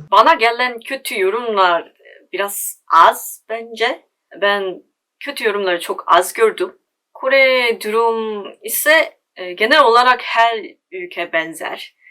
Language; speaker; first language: Turkish; non-native, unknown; Korean